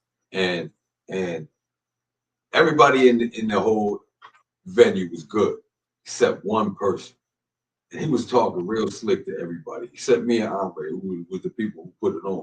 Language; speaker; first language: English; native; English